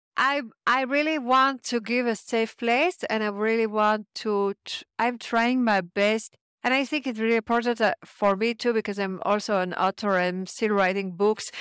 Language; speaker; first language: English; non-native, fluent; French